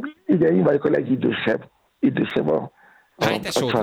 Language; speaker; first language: Hungarian; non-native, fluent; Yoruba